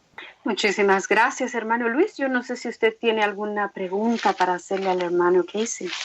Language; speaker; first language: Spanish; native; Spanish